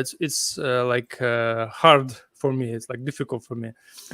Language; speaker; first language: English; non-native, fluent; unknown